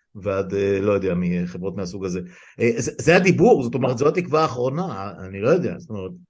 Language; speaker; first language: Hebrew; native; Hebrew